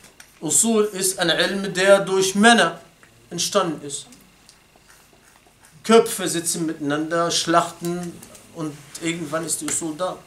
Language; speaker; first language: German; non-native, fluent; Arabic